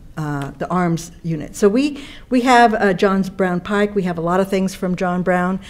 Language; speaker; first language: English; native; English